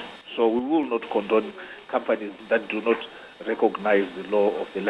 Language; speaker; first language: English; non-native, local second language; Shona